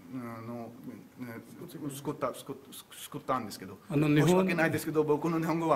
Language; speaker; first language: Japanese; non-native, learner; Urdu